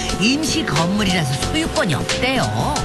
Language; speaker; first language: Korean; native; Korean